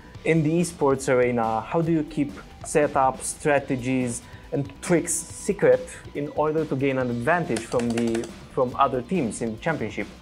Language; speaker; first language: English; non-native, fluent; Romanian